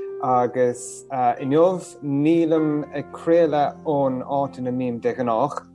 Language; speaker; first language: Irish; non-native, local second language; English